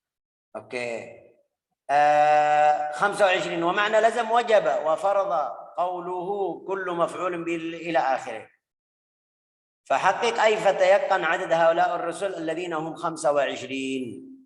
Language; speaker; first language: Arabic; native; Arabic